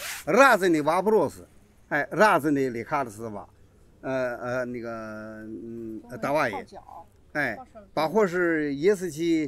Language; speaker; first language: Russian; non-native, learner; Chinese